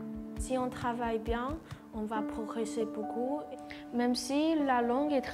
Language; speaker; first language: French; non-native, learner; Chinese